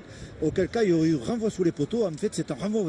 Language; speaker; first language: French; native; French